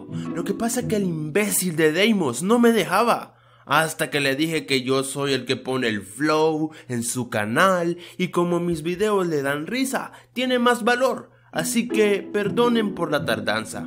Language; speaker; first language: Spanish; native; Spanish